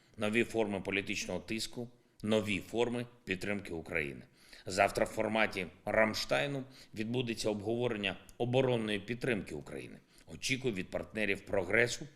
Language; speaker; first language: Ukrainian; non-native, local second language; Russian